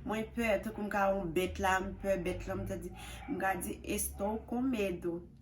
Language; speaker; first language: French; non-native, local second language; Haitian Creole